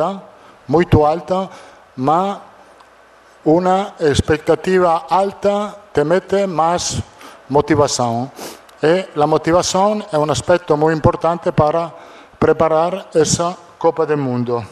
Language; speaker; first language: Portuguese; non-native, fluent; Italian